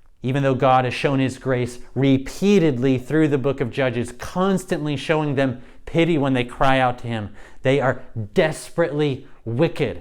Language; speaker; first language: English; native; English